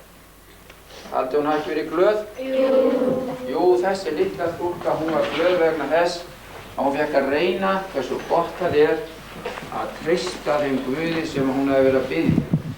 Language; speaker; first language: Icelandic; native; Icelandic